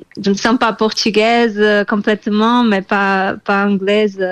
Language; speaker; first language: French; non-native, fluent; Portuguese